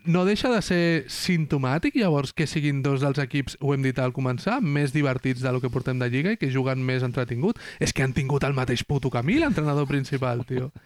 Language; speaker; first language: Catalan; non-native, local second language; Spanish